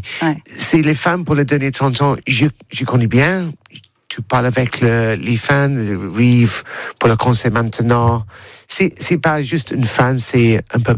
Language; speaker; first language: French; non-native, learner; English